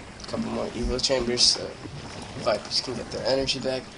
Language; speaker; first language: English; native; English